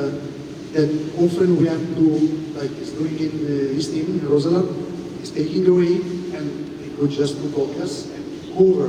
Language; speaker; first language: English; non-native, fluent; Italian